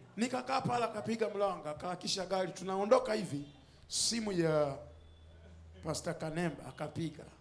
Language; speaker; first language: Swahili; non-native, fluent; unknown